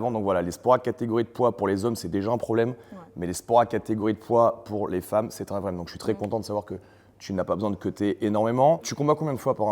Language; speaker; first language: French; native; French